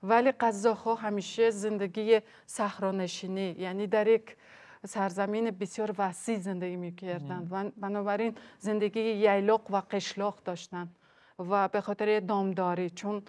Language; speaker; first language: Persian; non-native, fluent; Kazakh